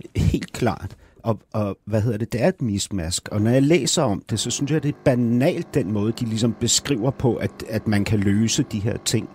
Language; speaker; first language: Danish; native; Danish